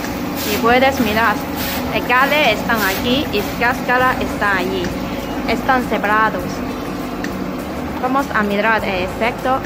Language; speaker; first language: Spanish; non-native, learner; Chinese